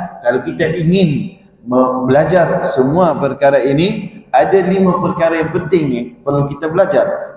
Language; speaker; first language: Malay; non-native, fluent; Arabic